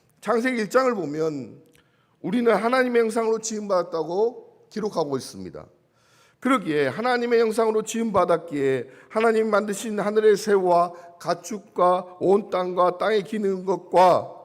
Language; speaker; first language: Korean; native; Korean